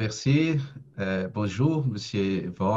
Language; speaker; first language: French; non-native, fluent; Portuguese